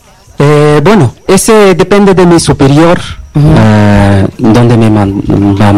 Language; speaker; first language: Spanish; non-native, learner; Bangla